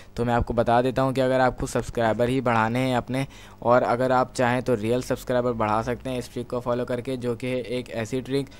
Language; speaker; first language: Hindi; native; Hindi